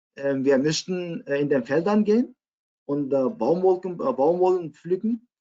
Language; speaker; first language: German; non-native, fluent; Uyghur